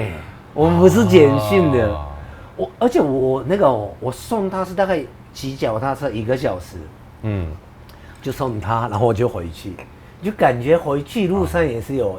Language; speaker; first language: Chinese; non-native, fluent; Japanese